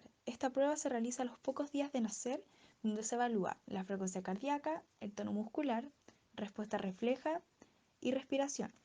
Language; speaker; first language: Spanish; native; Spanish